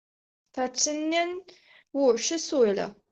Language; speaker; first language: Chinese; non-native, learner; Urdu